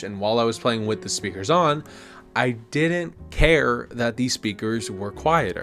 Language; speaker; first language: English; native; English